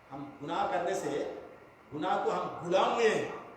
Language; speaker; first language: Hindi; non-native, local second language; Telugu